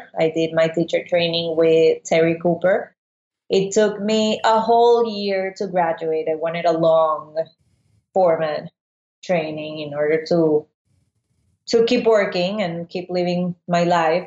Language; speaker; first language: English; non-native, fluent; Spanish